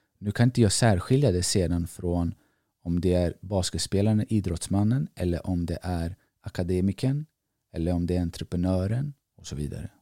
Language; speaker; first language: Swedish; early bilingual, other home language; Greek